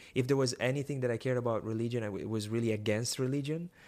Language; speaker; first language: English; non-native, fluent; Italian